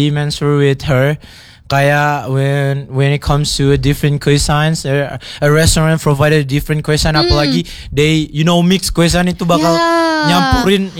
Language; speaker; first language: English; non-native, fluent; Indonesian